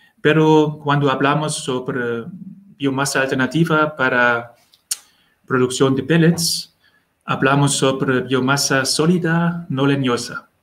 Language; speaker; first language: Spanish; non-native, learner; German